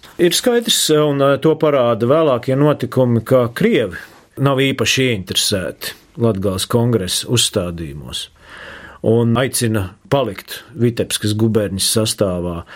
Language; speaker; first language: Latvian; native; Latvian